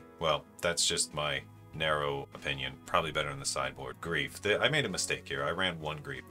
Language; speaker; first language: English; native; English